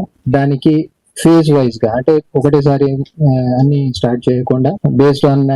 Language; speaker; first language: Telugu; native; Telugu